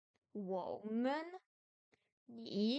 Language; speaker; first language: Chinese; non-native, learner; French